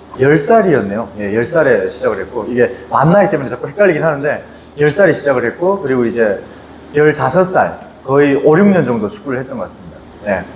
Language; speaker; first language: Korean; native; Korean